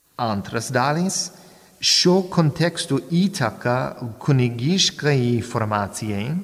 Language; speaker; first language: Lithuanian; non-native, fluent; English